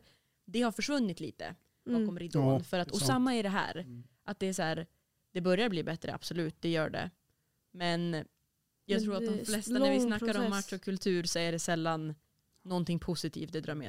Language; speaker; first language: Swedish; native; Swedish